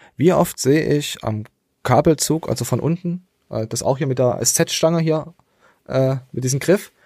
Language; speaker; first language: German; native; German